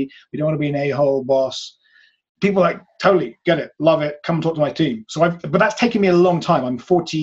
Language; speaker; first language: English; native; English